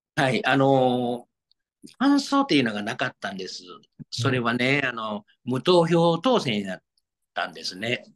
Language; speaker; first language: Japanese; native; Japanese